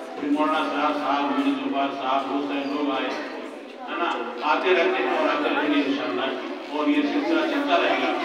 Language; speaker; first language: Urdu; native; Urdu